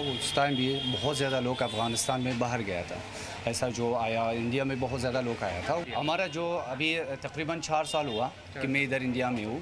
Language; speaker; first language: Hindi; non-native, learner; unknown